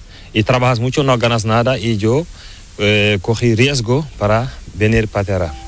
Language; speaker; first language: Spanish; non-native, learner; Fula